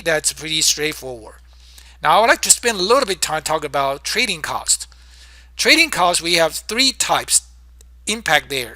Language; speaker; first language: English; non-native, fluent; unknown